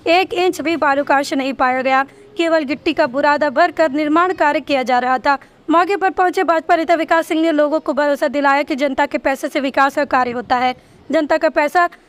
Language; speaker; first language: Hindi; native; Hindi